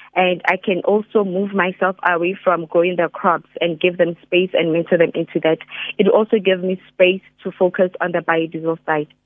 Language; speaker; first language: English; non-native, local second language; Northern Sotho